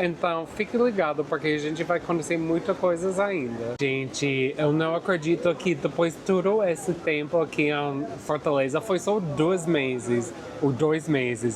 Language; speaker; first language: Portuguese; non-native, fluent; English